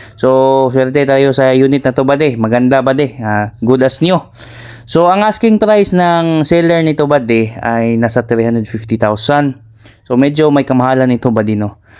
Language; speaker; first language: Filipino; non-native, local second language; Cebuano